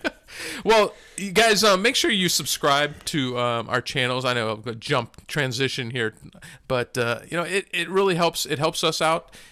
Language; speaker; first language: English; native; English